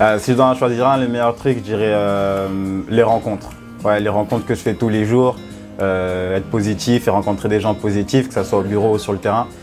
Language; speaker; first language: French; native; French